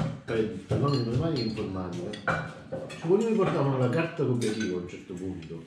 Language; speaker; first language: Italian; native; Italian